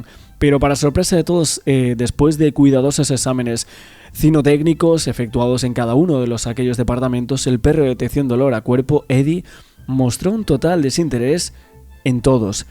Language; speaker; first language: Spanish; native; Spanish